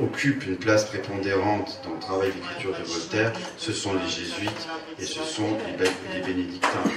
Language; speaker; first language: French; native; French